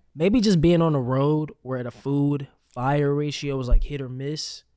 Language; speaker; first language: English; native; English